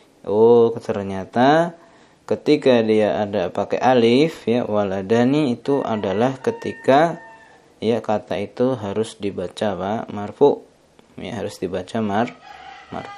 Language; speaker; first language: Indonesian; native; Indonesian